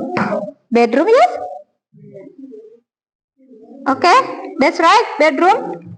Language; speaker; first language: English; non-native, learner; Indonesian